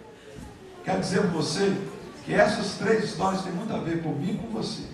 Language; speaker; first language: Portuguese; native; Portuguese